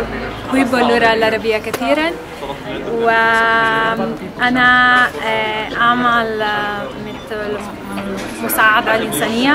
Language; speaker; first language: Arabic; non-native, learner; Italian